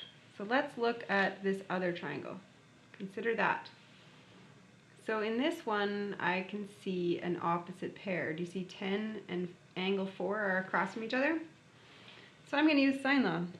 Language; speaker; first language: English; native; English